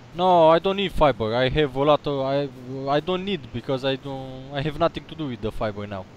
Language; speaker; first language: English; non-native, learner; Romanian